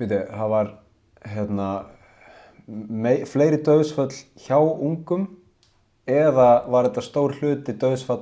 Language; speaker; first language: Icelandic; native; Icelandic